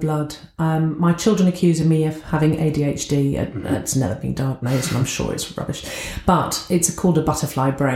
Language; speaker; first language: English; native; English